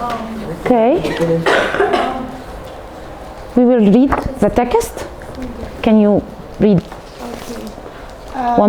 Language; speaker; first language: English; non-native, fluent; Arabic